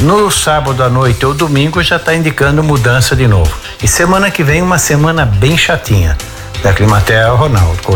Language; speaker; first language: Portuguese; native; Portuguese